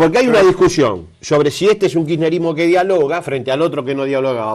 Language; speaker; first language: Spanish; native; Spanish